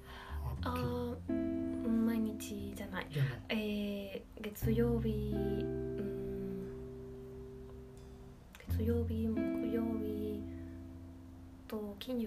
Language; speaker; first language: Japanese; non-native, learner; Spanish